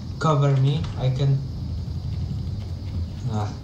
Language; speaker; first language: English; non-native, learner; Polish